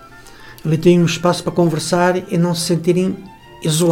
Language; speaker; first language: Portuguese; native; Portuguese